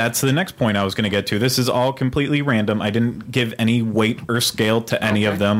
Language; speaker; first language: English; native; English